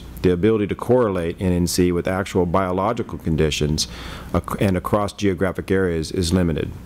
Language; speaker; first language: English; native; English